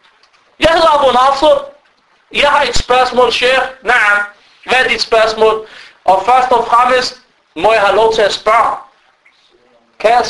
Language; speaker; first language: Danish; non-native, fluent; Arabic